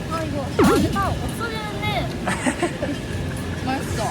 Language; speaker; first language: Korean; non-native, learner; Japanese